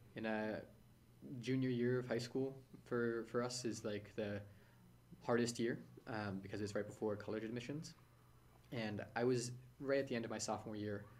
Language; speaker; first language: English; native; English